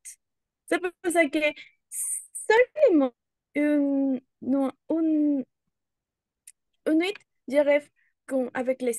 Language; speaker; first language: French; non-native, learner; Spanish